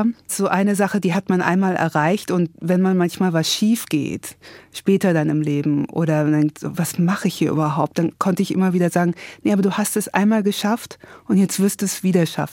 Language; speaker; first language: German; native; German